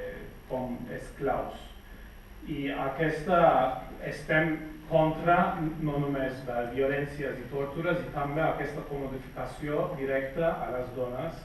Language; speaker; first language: Catalan; non-native, fluent; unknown